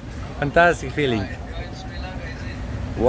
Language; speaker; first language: English; non-native, learner; Slovenian